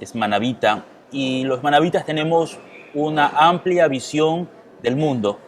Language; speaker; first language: Spanish; native; Spanish